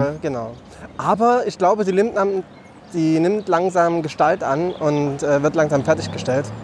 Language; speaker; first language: German; native; German